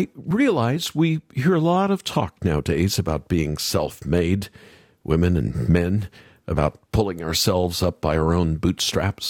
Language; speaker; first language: English; native; English